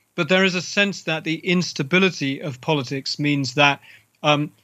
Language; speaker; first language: English; native; English